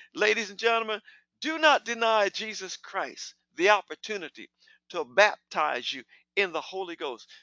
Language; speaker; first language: English; native; English